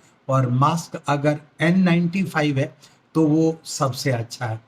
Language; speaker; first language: Hindi; native; Hindi